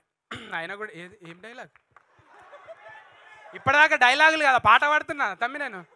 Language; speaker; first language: Telugu; native; Telugu